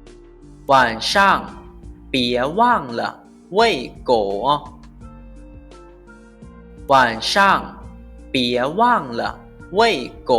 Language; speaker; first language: Chinese; non-native, fluent; Lao